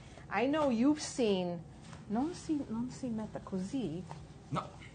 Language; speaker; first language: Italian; early bilingual, heritage; English